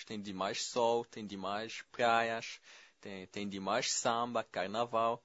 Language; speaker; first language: Portuguese; non-native, fluent; French